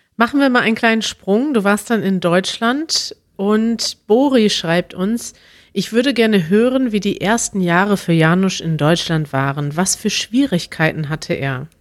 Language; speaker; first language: German; native; German